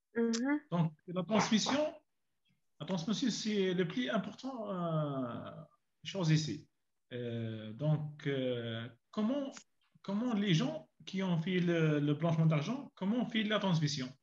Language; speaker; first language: French; non-native, learner; Arabic